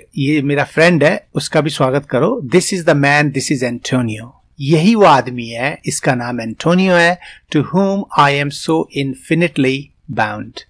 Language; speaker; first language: Hindi; native; Hindi